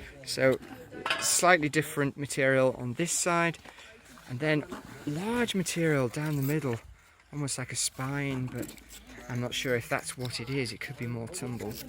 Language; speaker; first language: English; native; English